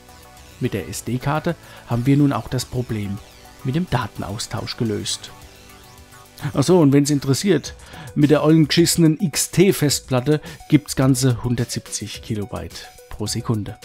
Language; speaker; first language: German; native; German